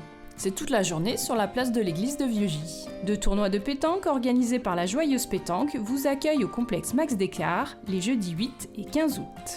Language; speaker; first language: French; native; French